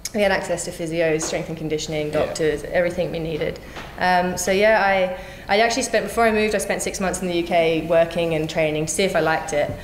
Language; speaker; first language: English; native; English